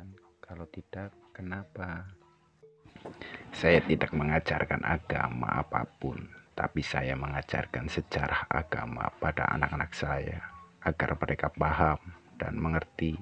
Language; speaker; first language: Indonesian; native; Indonesian